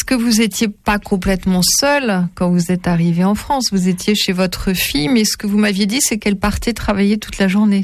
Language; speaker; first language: French; native; French